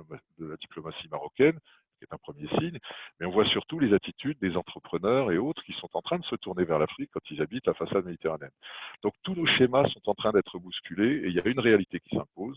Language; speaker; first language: French; native; French